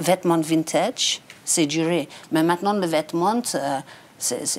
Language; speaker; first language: French; non-native, learner; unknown